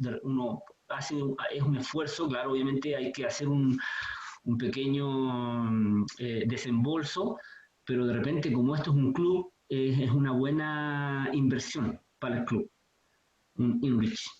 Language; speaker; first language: Spanish; native; Spanish